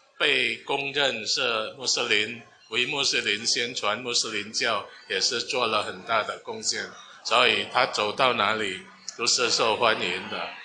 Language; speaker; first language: Chinese; non-native, fluent; Min Nan Chinese